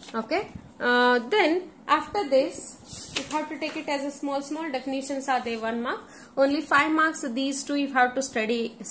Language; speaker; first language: English; non-native, local second language; Kannada